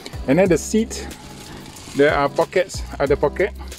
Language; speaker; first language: English; non-native, local second language; Malay